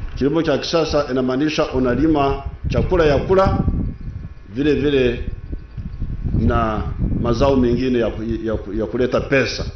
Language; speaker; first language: Swahili; non-native, local second language; Nyankole